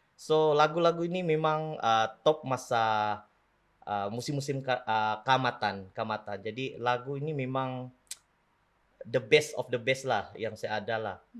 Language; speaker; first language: Malay; non-native, local second language; Central Dusun